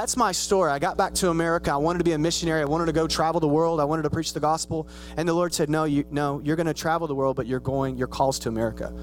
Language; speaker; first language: English; native; English